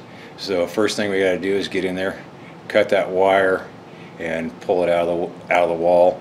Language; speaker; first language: English; native; English